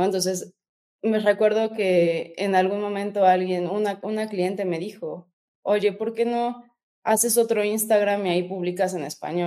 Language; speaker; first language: Spanish; native; Spanish